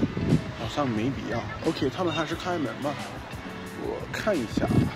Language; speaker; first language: Chinese; non-native, learner; English